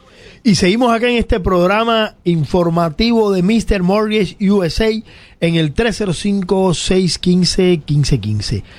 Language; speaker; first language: Spanish; native; Spanish